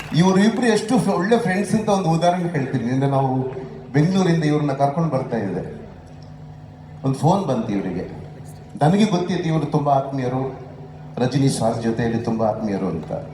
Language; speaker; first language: Kannada; non-native, local second language; Tulu